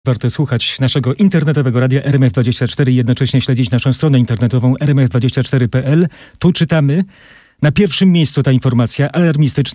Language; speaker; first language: Polish; native; Polish